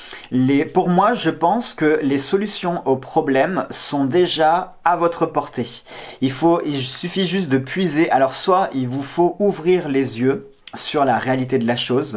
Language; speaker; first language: French; native; French